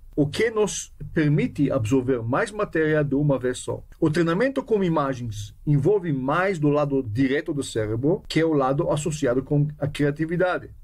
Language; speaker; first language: Portuguese; non-native, fluent; Hebrew